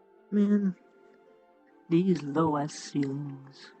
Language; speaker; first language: English; native; English